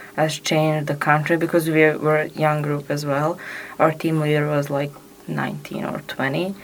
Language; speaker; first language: English; non-native, fluent; Serbian